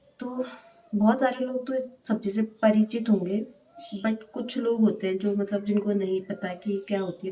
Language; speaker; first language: Hindi; native; Hindi